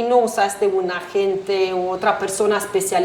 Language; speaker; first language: Spanish; non-native, fluent; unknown